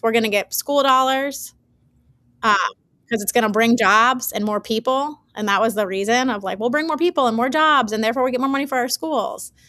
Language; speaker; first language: English; native; English